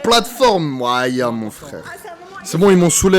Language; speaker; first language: French; native; French